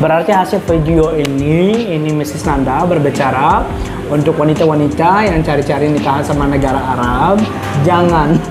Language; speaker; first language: Indonesian; non-native, learner; Arabic